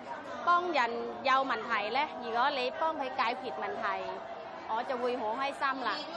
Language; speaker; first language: Cantonese; non-native, fluent; Thai